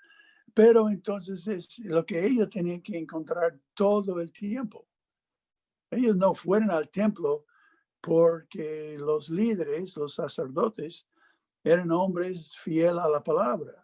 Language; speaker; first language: Spanish; non-native, fluent; English